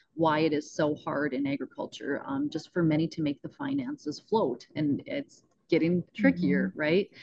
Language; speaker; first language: English; native; English